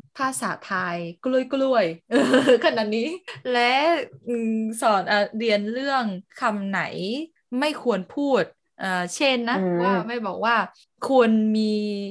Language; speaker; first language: Thai; non-native, learner; Vietnamese